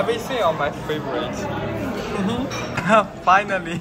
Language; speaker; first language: English; non-native, learner; Chinese